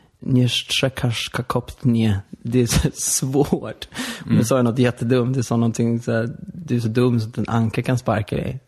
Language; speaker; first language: Swedish; native; Swedish